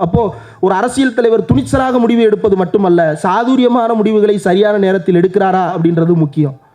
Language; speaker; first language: Tamil; native; Tamil